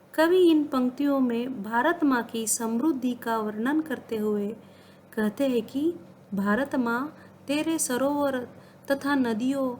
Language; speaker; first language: Hindi; non-native, local second language; Kannada